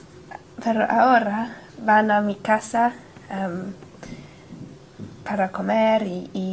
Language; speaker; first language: Spanish; non-native, learner; English